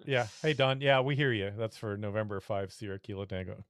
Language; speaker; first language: English; native; English